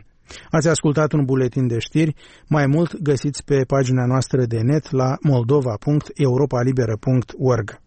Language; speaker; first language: Romanian; native; Romanian